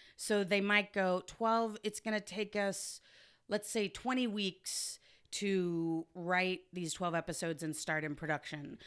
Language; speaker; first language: English; native; English